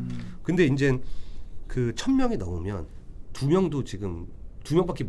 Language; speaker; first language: Korean; native; Korean